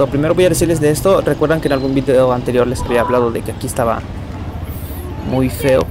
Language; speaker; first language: Spanish; native; Spanish